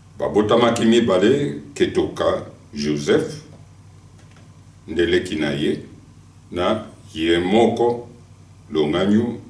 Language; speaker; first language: Lingala; non-native, local second language; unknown